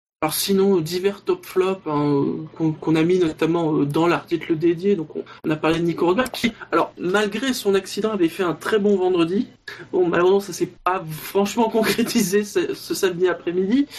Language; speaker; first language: French; native; French